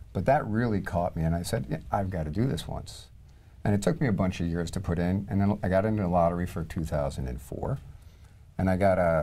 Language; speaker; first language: English; native; English